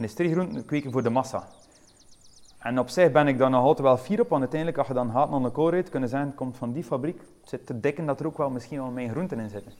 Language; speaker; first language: Dutch; native; Dutch